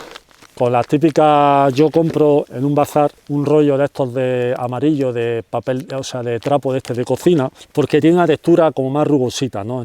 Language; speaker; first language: Spanish; native; Spanish